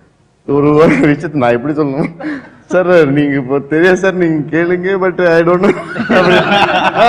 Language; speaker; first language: Tamil; non-native, learner; Telugu